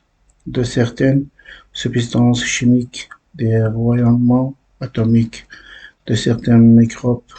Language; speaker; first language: French; non-native, learner; Uzbek